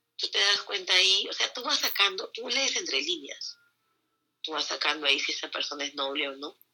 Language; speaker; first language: Spanish; native; Spanish